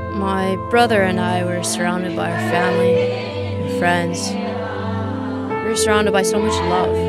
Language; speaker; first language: English; native; English